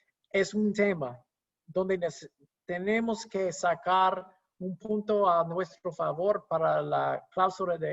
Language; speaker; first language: Spanish; non-native, fluent; English